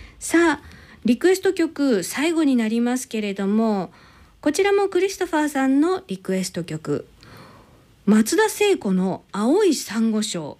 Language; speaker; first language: Japanese; native; Japanese